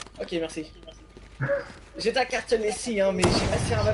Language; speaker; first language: French; native; French